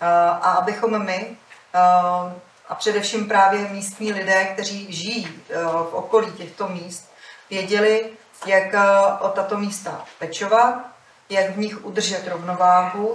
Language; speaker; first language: Czech; native; Czech